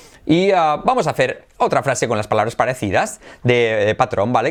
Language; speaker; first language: Spanish; native; Spanish